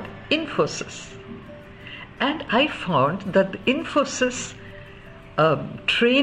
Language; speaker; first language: English; non-native, local second language; Kannada